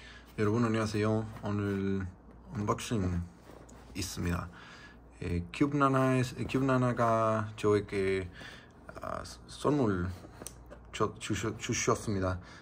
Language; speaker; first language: Korean; non-native, learner; Spanish